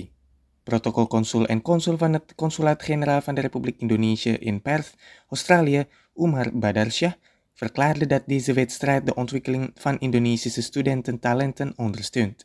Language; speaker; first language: Dutch; non-native, fluent; Indonesian